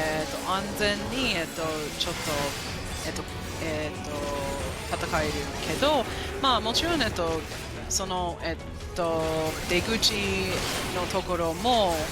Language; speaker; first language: Japanese; non-native, fluent; English